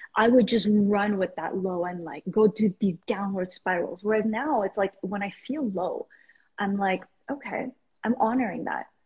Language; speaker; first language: English; non-native, fluent; Persian